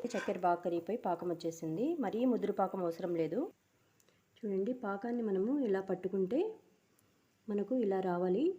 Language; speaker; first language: Telugu; non-native, local second language; Urdu